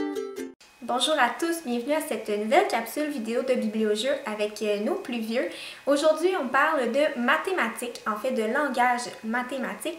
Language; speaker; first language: French; native; French